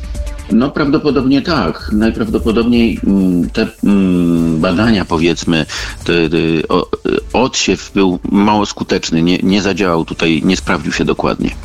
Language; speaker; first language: Polish; native; Polish